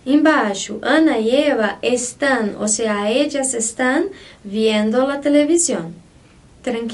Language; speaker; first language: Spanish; non-native, fluent; Portuguese